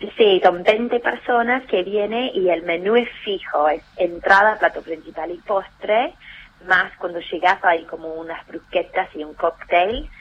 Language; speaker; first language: Spanish; non-native, fluent; English